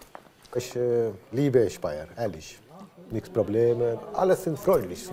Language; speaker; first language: German; non-native, learner; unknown